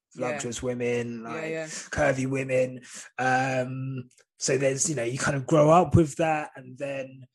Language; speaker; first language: English; native; English